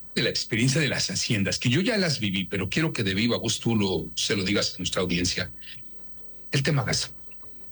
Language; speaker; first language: Spanish; native; Spanish